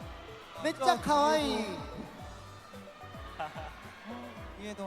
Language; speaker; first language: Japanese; non-native, learner; Korean